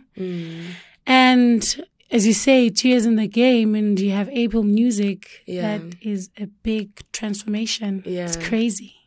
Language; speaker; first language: English; non-native, local second language; Zulu